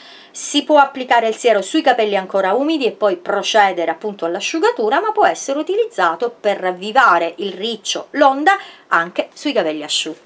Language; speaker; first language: Italian; native; Italian